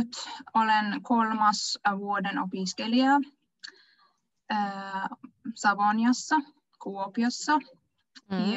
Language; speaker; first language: Finnish; non-native, learner; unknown